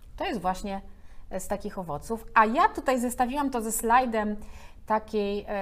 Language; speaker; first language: Polish; native; Polish